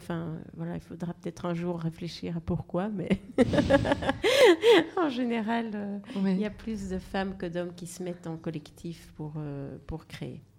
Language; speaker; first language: French; native; French